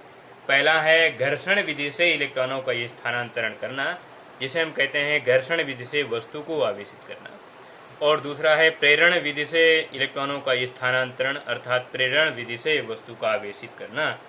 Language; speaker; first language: Hindi; native; Hindi